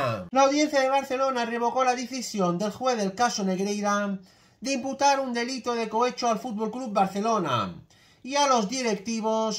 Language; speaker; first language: Spanish; native; Spanish